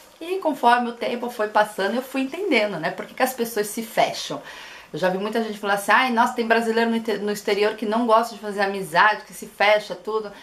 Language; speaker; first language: Portuguese; native; Portuguese